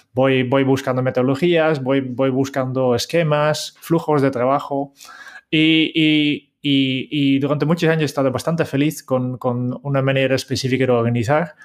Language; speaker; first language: Spanish; non-native, fluent; Dutch